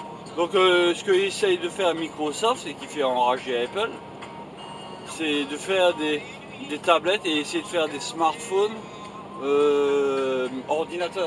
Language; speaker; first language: French; native; French